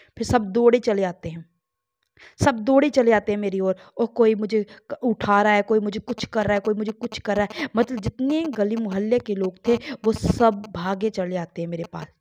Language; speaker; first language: Hindi; non-native, local second language; Punjabi